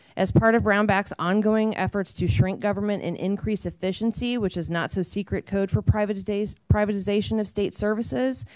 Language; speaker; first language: English; native; English